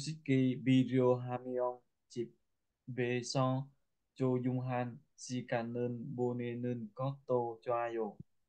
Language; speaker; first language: Korean; non-native, learner; Vietnamese